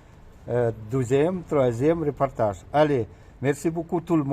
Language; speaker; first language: French; non-native, learner; Russian